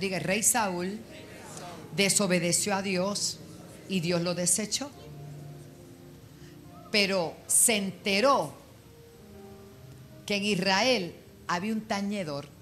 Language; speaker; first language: Spanish; native; Spanish